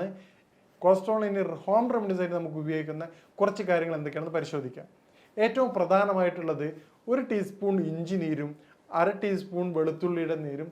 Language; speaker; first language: Malayalam; native; Malayalam